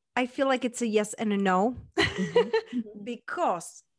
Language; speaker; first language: English; non-native, fluent; Czech